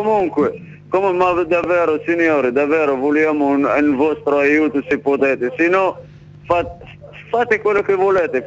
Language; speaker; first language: Italian; non-native, learner; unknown